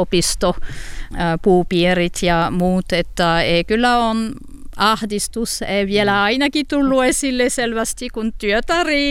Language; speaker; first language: Finnish; non-native, learner; French